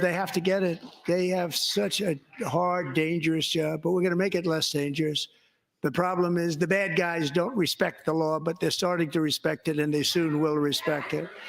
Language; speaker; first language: English; native; English